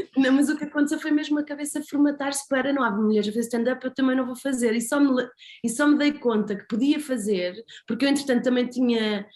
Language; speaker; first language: Portuguese; native; Portuguese